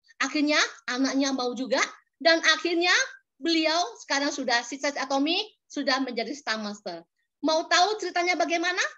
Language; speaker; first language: Indonesian; native; Indonesian